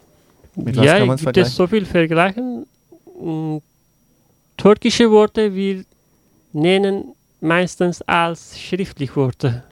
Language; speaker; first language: German; non-native, learner; Uzbek